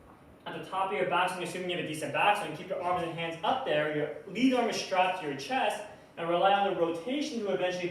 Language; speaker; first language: English; native; English